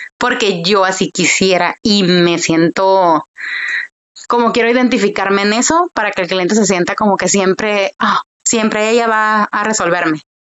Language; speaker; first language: Spanish; early bilingual, heritage; Spanish